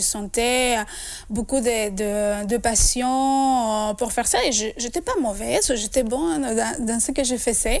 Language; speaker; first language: French; non-native, fluent; Spanish